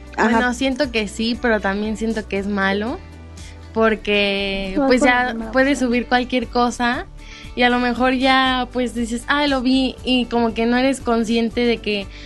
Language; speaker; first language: Spanish; native; Spanish